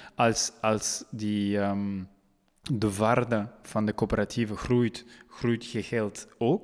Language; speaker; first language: Dutch; non-native, local second language; French